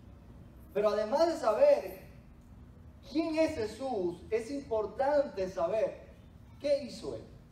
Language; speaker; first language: Spanish; native; Spanish